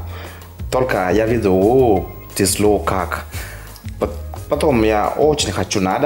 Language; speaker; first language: Russian; non-native, learner; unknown